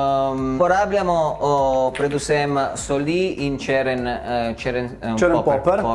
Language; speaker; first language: Slovenian; non-native, learner; Italian